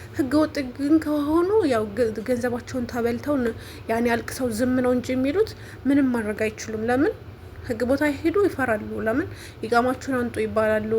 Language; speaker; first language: Amharic; native; Amharic